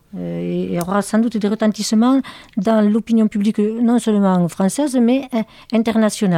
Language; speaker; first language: French; native; French